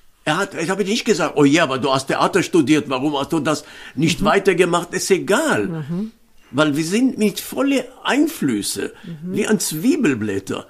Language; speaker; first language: German; non-native, fluent; Hebrew